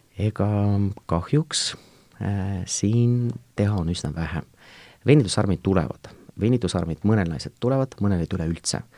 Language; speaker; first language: Estonian; non-native, local second language; Russian